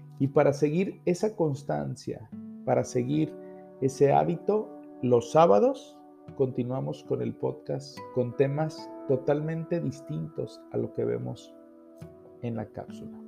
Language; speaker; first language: Spanish; native; Spanish